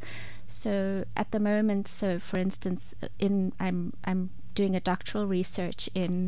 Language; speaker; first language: English; native; English